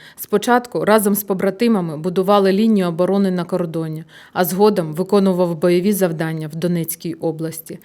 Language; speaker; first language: Ukrainian; native; Ukrainian